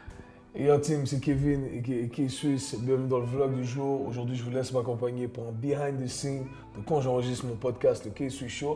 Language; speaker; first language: French; native; French